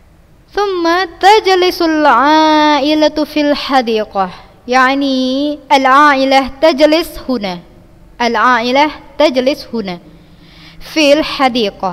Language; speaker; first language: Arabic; non-native, fluent; Indonesian